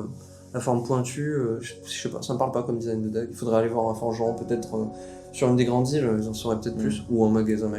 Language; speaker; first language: French; native; French